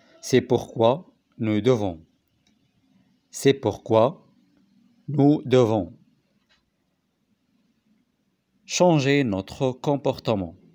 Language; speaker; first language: French; non-native, local second language; Arabic